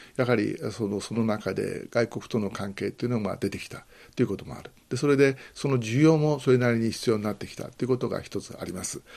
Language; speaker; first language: Japanese; native; Japanese